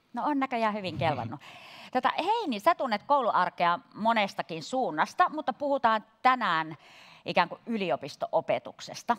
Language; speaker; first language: Finnish; native; Finnish